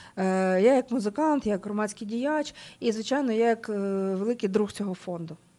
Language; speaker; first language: Ukrainian; native; Ukrainian